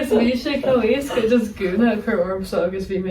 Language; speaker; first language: Irish; non-native, local second language; English